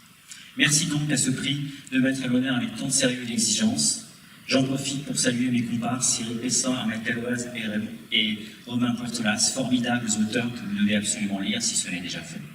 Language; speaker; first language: French; native; French